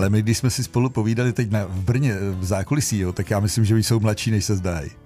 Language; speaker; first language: Czech; native; Czech